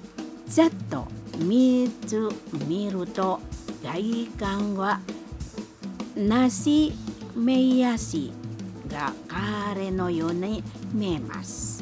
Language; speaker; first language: Japanese; non-native, fluent; Indonesian